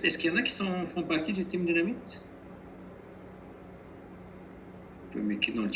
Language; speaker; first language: French; native; French